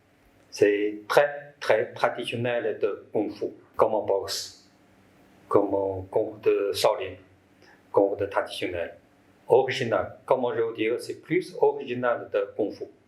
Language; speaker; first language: French; non-native, learner; Chinese